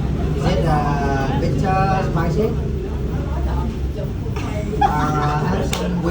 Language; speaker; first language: English; non-native, fluent; Vietnamese